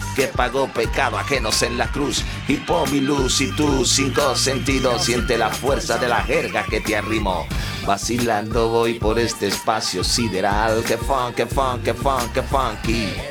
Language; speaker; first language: Spanish; native; Spanish